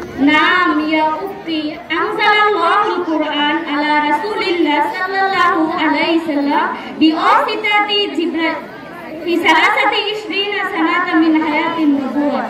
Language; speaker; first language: Arabic; non-native, learner; Bangla